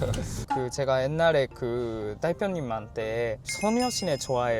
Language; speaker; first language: Korean; non-native, learner; Japanese